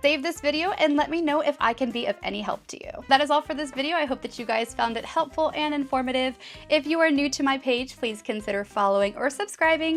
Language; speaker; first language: English; native; English